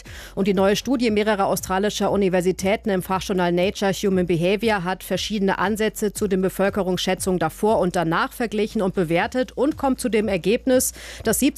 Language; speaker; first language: German; native; German